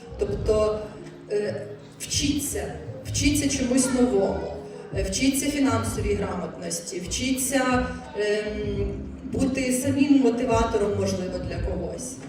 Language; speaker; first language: Ukrainian; non-native, local second language; Russian